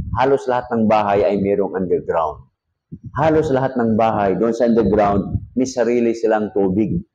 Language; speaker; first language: Filipino; native; Filipino